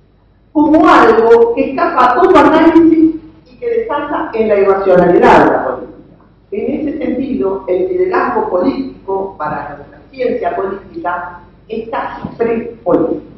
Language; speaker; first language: Spanish; native; Spanish